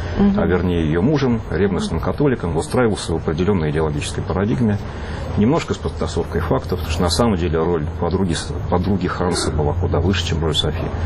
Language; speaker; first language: Russian; native; Russian